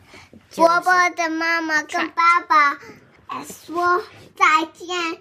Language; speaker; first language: Chinese; early bilingual, heritage; Chinese